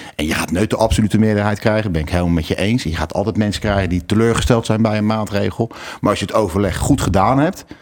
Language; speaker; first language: Dutch; native; Dutch